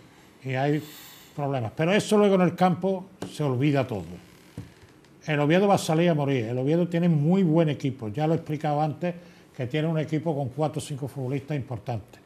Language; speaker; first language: Spanish; native; Spanish